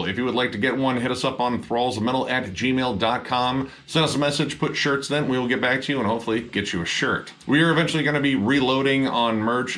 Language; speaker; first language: English; native; English